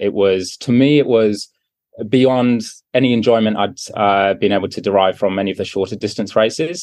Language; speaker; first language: English; native; English